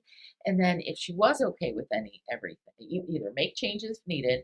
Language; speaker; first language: English; native; English